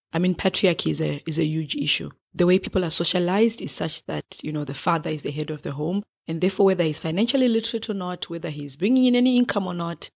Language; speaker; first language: English; non-native, local second language; Shona